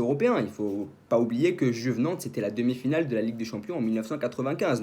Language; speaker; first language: French; native; French